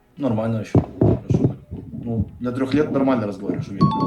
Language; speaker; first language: Russian; native; Russian